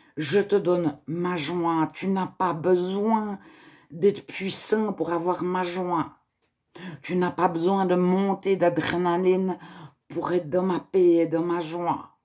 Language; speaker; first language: French; native; French